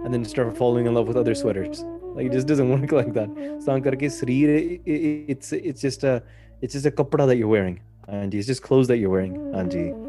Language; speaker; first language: English; early bilingual, other home language; Punjabi